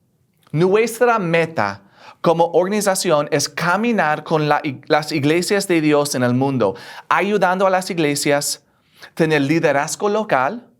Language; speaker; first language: Spanish; non-native, fluent; English